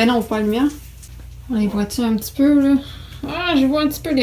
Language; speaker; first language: French; native; French